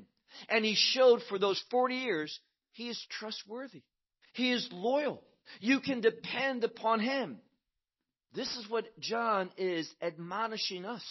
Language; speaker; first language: English; native; English